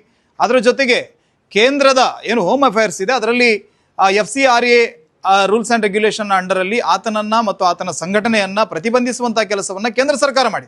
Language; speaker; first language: Kannada; native; Kannada